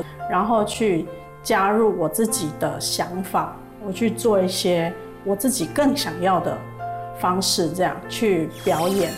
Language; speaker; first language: Chinese; native; Chinese